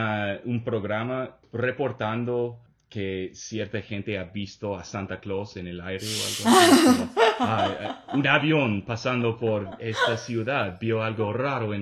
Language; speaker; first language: Spanish; non-native, fluent; English